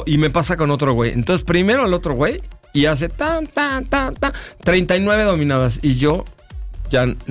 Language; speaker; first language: Spanish; native; Spanish